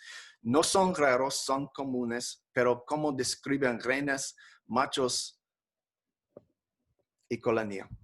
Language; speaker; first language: Spanish; non-native, fluent; English